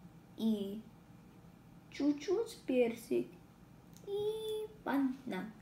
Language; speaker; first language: Russian; non-native, learner; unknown